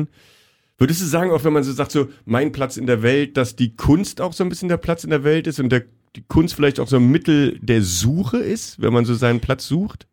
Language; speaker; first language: German; native; German